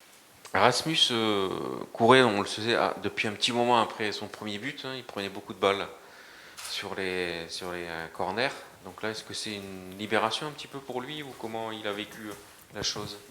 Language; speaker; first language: French; native; French